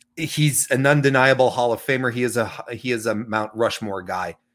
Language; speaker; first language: English; native; English